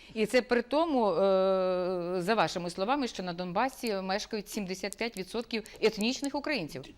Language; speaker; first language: Ukrainian; native; Ukrainian